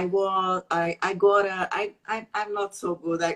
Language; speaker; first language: English; non-native, learner; Portuguese